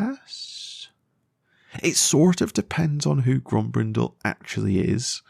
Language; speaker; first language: English; native; English